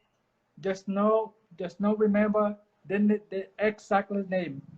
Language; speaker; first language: English; non-native, learner; Portuguese